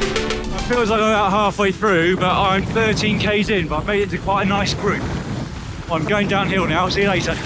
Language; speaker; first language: English; native; English